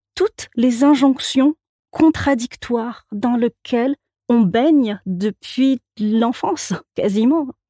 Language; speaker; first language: French; native; French